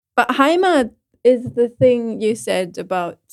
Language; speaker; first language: English; non-native, fluent; German